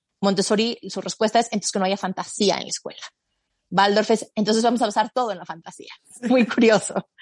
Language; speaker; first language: Spanish; native; Spanish